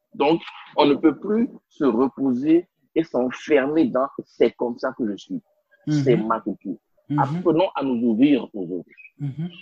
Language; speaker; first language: French; non-native, local second language; Spanish